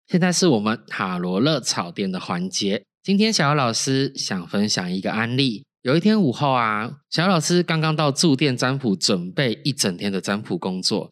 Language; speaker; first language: Chinese; native; Chinese